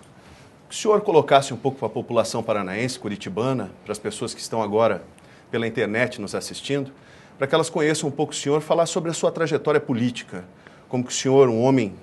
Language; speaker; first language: Portuguese; native; Portuguese